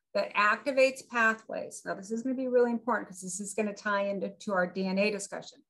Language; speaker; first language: English; native; English